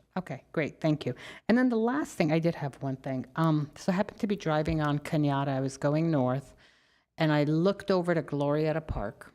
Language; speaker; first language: English; native; English